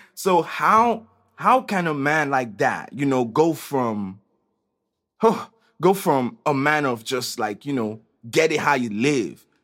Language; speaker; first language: English; non-native, local second language; Igbo